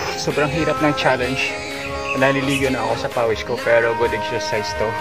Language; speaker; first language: Filipino; non-native, local second language; Cebuano